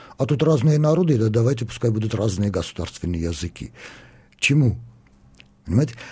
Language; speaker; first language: Russian; non-native, local second language; Armenian